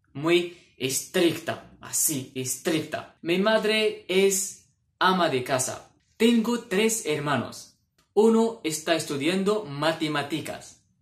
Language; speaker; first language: Spanish; non-native, fluent; Arabic